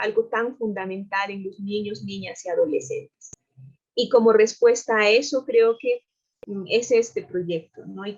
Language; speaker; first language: Spanish; native; Spanish